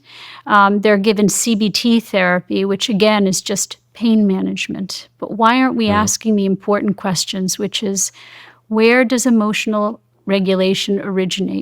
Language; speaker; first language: English; native; English